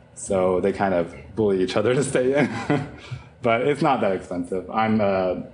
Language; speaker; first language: English; native; English